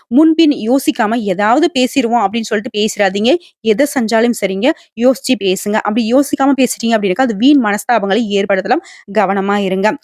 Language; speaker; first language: Tamil; native; Tamil